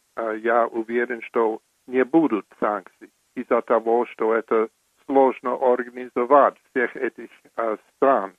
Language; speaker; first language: Russian; non-native, fluent; English